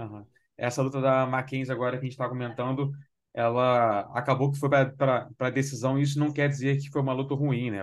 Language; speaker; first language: Portuguese; native; Portuguese